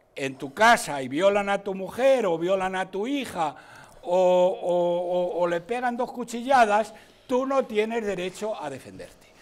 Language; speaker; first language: Spanish; native; Spanish